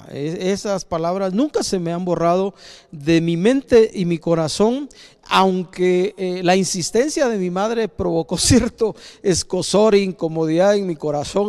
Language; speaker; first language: Spanish; native; Spanish